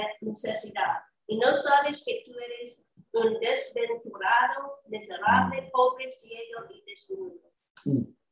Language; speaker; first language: Spanish; non-native, learner; English